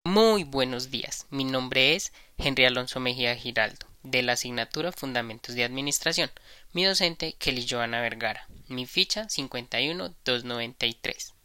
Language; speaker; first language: Spanish; native; Spanish